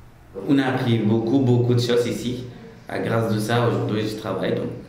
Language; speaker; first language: French; non-native, learner; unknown